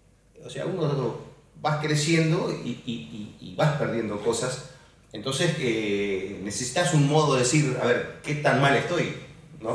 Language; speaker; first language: Spanish; native; Spanish